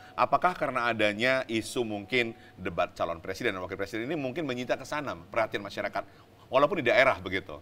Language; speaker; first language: Indonesian; native; Indonesian